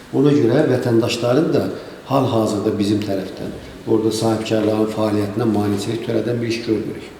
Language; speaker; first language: Azerbaijani; native; Azerbaijani